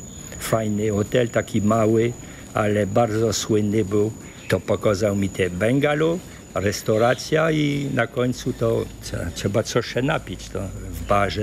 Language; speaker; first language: Polish; early bilingual, heritage; French